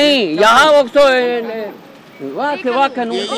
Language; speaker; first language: Swedish; non-native, learner; Urdu